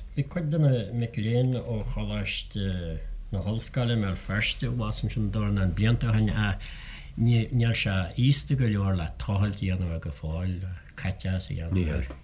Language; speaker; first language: Irish; native; Irish